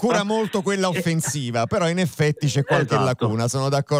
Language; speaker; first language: Italian; native; Italian